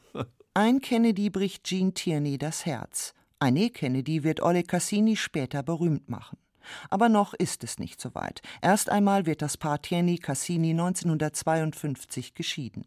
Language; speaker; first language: German; native; German